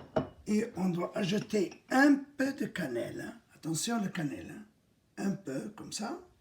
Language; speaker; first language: French; non-native, local second language; Arabic